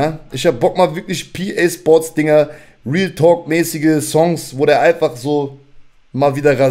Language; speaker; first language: German; native; German